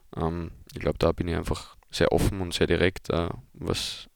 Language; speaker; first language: German; native; German